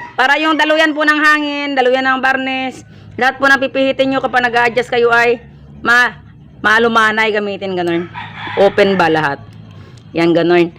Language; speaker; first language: Filipino; non-native, local second language; Hiligaynon